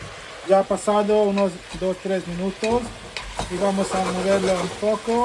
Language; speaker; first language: Spanish; non-native, fluent; Sylheti